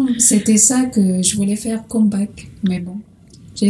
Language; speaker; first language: French; non-native, learner; Portuguese